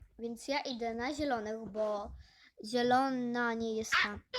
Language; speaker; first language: Polish; native; Polish